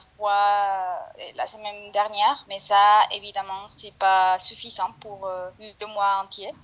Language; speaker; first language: French; non-native, fluent; Spanish